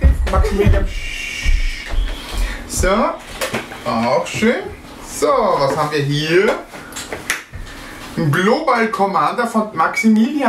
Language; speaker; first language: German; native; German